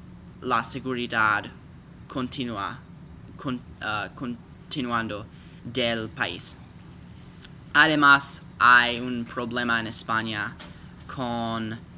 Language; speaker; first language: Spanish; non-native, fluent; English